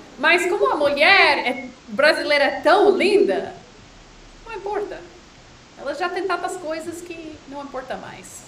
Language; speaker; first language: Portuguese; non-native, fluent; English